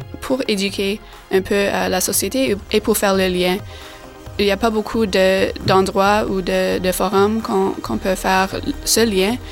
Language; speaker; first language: French; non-native, fluent; English